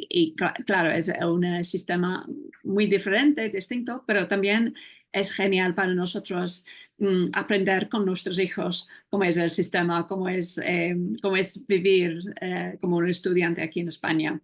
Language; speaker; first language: Spanish; non-native, fluent; English